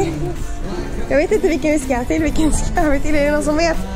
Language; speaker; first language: Swedish; native; Swedish